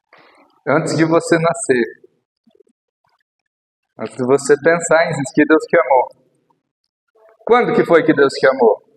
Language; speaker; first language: Portuguese; native; Portuguese